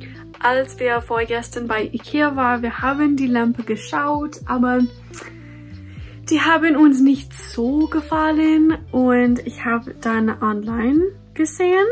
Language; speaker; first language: German; non-native, fluent; English